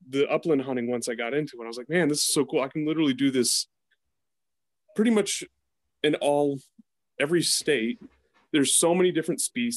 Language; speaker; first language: English; native; English